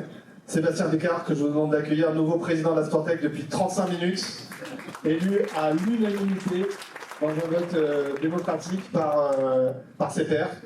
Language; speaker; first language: French; native; French